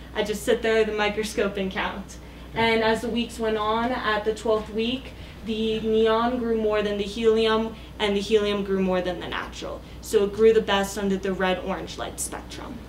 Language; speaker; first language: English; native; English